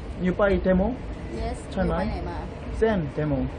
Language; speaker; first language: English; non-native, learner; Korean